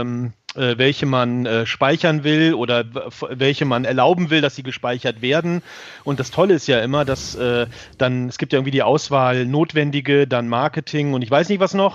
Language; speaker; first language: German; native; German